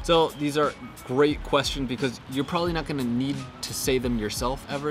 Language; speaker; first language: English; native; English